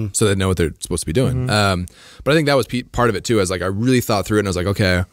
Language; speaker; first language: English; native; English